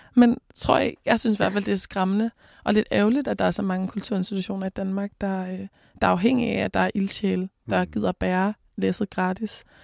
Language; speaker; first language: Danish; native; Danish